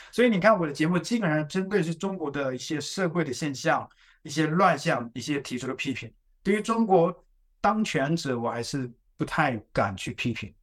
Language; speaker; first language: Chinese; native; Chinese